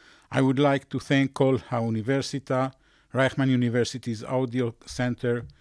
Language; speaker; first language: English; non-native, fluent; Hebrew